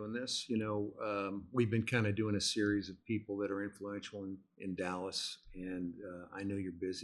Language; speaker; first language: English; native; English